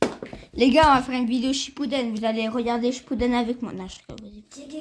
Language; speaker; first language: French; native; French